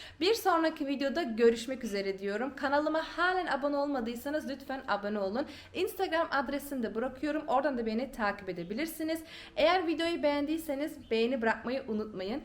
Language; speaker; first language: Turkish; early bilingual, heritage; Turkish